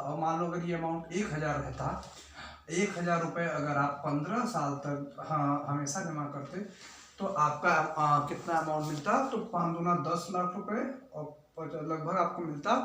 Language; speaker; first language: Hindi; native; Hindi